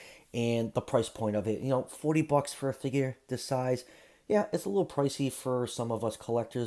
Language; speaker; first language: English; native; English